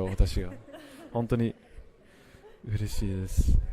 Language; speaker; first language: Japanese; non-native, fluent; English